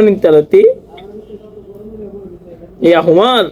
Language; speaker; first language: Arabic; non-native, learner; Bangla